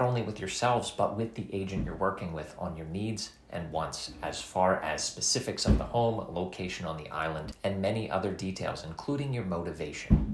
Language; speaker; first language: English; native; English